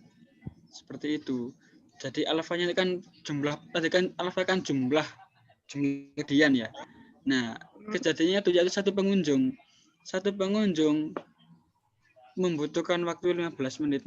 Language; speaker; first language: Indonesian; native; Indonesian